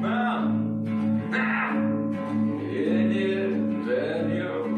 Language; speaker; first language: Polish; non-native, learner; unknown